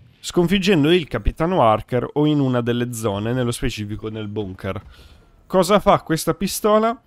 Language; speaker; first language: Italian; native; Italian